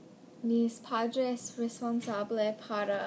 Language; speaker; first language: Spanish; non-native, learner; English